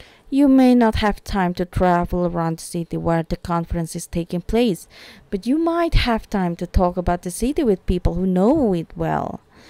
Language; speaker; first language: English; non-native, fluent; Indonesian